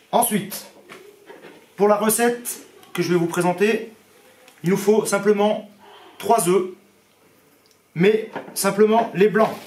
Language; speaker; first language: French; native; French